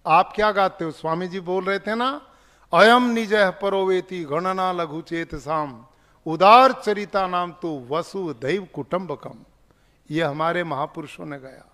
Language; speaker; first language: Hindi; native; Hindi